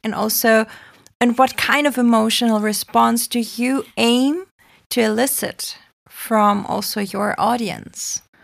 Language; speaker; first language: English; non-native, fluent; German